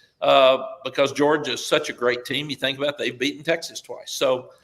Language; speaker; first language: English; native; English